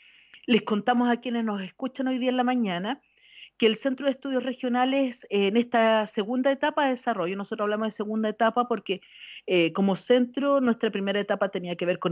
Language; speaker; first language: Spanish; native; Spanish